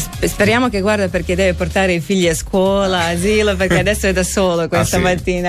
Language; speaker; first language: Italian; non-native, learner; Croatian